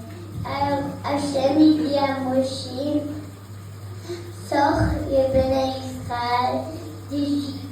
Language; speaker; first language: French; early bilingual, heritage; French